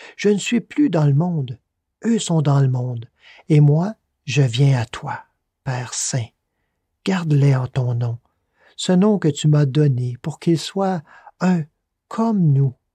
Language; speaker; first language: French; native; French